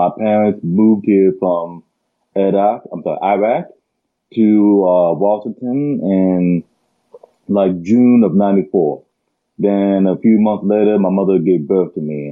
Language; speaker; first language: English; early bilingual, other home language; Arabic